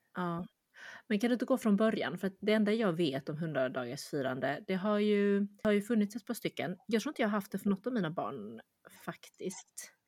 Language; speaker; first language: Swedish; early bilingual, other home language; Chinese